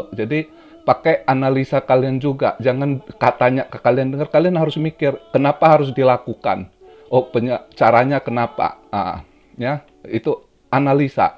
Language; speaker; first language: Indonesian; native; Indonesian